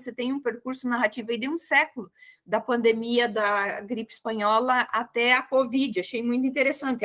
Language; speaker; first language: Portuguese; native; Portuguese